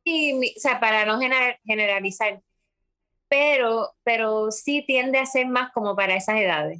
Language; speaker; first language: Spanish; native; Spanish